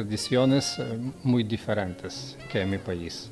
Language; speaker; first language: Spanish; non-native, learner; Ukrainian